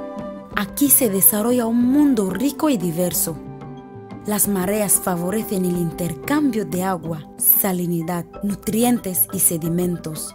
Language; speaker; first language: Spanish; native; Spanish